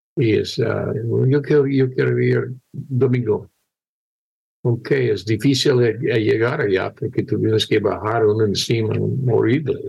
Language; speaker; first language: Spanish; non-native, fluent; English